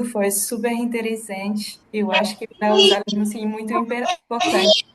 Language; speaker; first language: Portuguese; non-native, fluent; French